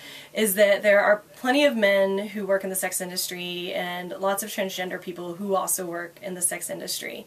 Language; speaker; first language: English; native; English